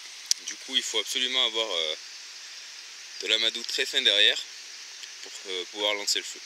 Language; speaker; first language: French; native; French